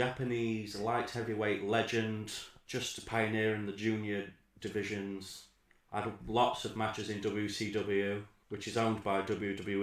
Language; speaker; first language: English; native; English